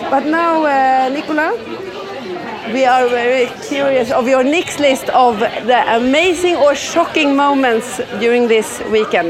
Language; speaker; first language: English; non-native, fluent; Swedish